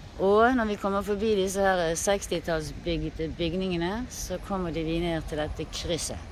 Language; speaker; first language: Norwegian; native; Norwegian